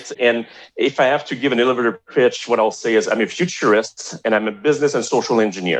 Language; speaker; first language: English; non-native, fluent; French